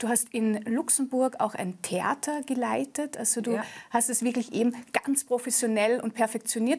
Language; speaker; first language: German; native; German